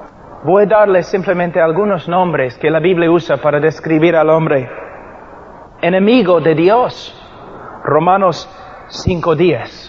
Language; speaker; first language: Spanish; non-native, fluent; English